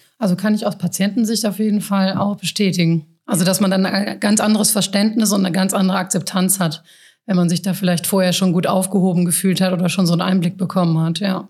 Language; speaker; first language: German; native; German